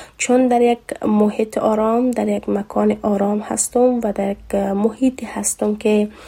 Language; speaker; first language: Persian; native; Persian